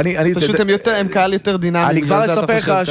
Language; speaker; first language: Hebrew; native; Hebrew